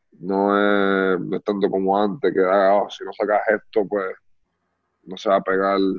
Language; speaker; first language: Spanish; early bilingual, heritage; Spanish